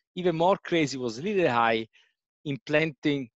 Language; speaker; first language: English; non-native, fluent; Italian